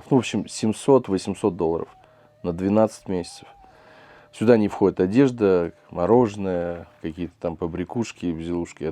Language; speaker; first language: Russian; native; Russian